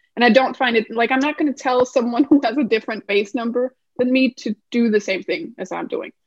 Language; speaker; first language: English; non-native, fluent; Danish